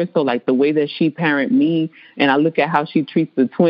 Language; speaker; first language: English; early bilingual, other home language; Spanish